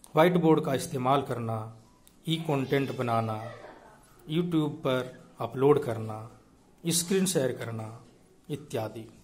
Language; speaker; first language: Hindi; native; Hindi